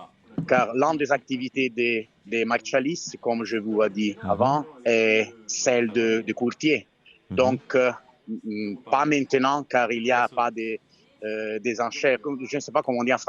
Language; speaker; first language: French; non-native, fluent; Italian